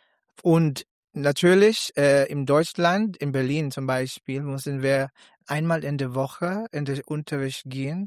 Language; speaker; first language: German; non-native, learner; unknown